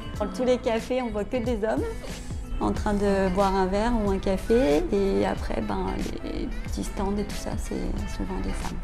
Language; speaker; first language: French; early bilingual, other home language; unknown